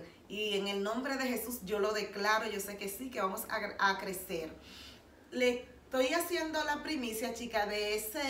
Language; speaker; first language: Spanish; native; Spanish